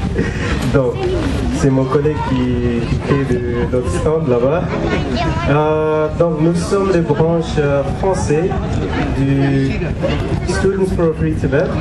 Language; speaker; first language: French; non-native, fluent; Tibetan